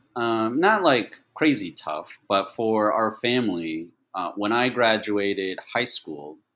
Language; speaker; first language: English; early bilingual, other home language; Chinese